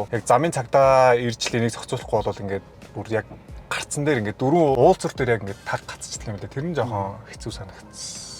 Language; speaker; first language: Mongolian; native; Mongolian